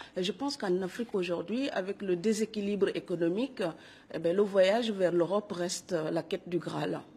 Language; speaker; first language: French; non-native, local second language; Serer